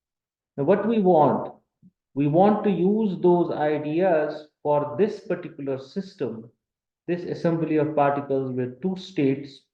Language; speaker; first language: English; non-native, local second language; Kashmiri